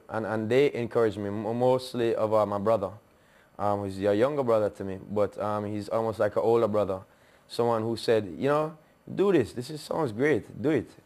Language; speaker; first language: English; native; English